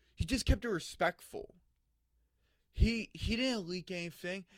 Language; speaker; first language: English; native; English